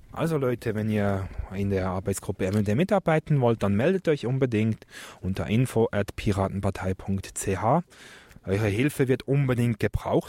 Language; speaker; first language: German; native; German